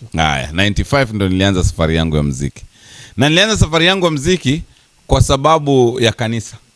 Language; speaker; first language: Swahili; native; Swahili